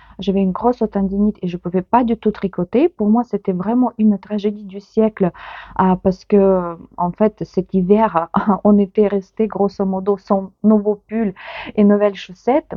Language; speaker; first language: French; non-native, fluent; Ukrainian